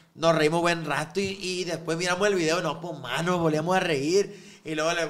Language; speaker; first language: Spanish; native; Spanish